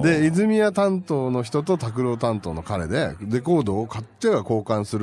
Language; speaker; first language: Japanese; native; Japanese